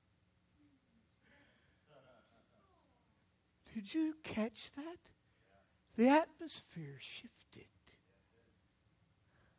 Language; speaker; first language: English; native; English